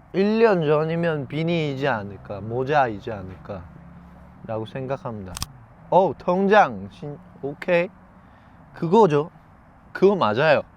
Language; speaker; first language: Korean; non-native, fluent; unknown